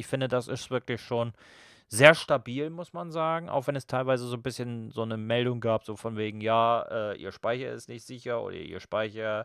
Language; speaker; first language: German; native; German